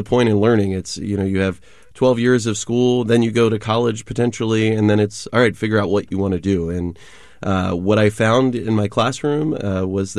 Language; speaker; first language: English; native; English